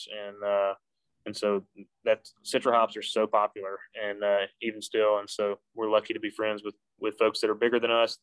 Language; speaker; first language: English; native; English